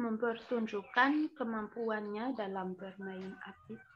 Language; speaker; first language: Indonesian; non-native, learner; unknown